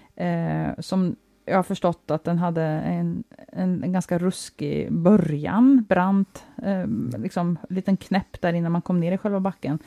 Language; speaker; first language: Swedish; native; Swedish